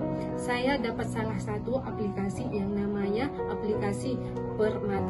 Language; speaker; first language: Indonesian; non-native, learner; Thai